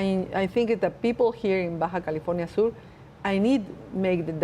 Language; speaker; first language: English; non-native, learner; Spanish